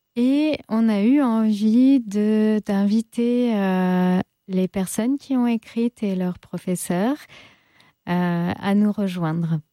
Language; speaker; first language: French; native; French